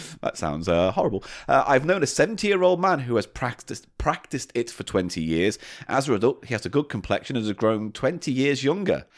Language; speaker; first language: English; native; English